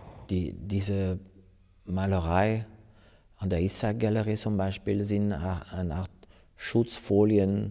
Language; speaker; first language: German; non-native, fluent; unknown